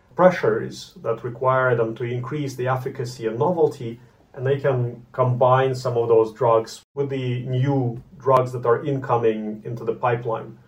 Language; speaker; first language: English; non-native, fluent; Latvian